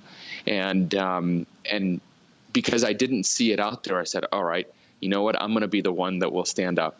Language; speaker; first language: English; early bilingual, other home language; Spanish